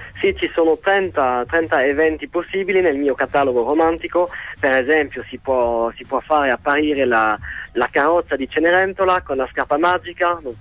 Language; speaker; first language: Italian; non-native, fluent; French